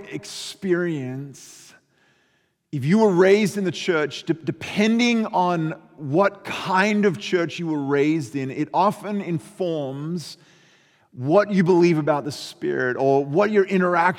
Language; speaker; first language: English; native; English